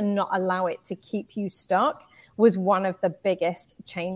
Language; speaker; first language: English; native; English